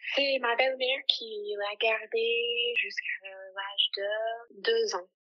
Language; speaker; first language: French; non-native, fluent; English